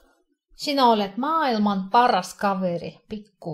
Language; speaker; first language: Finnish; non-native, fluent; Russian